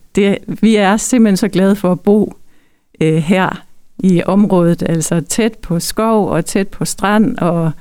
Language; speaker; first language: Danish; native; Danish